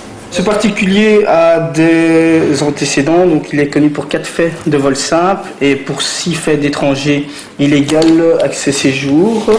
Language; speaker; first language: French; native; French